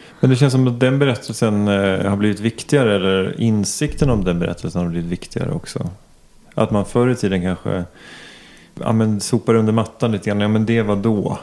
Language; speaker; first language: Swedish; native; Swedish